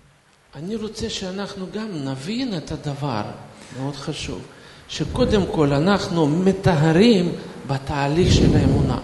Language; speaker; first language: Hebrew; non-native, fluent; Russian